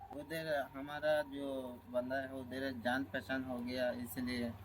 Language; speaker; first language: Hindi; non-native, learner; Bangla